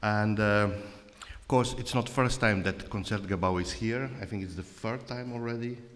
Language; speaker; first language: English; non-native, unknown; Slovenian